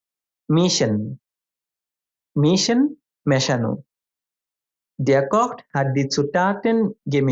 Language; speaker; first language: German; non-native, fluent; Bangla